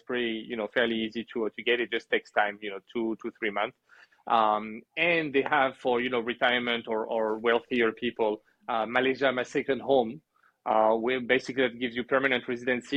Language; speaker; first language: English; non-native, fluent; French